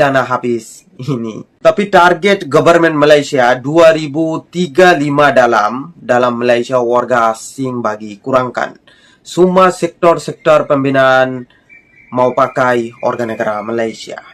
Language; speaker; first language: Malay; non-native, fluent; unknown